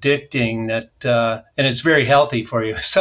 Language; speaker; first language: English; native; English